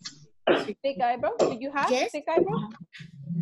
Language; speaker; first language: English; non-native, learner; Spanish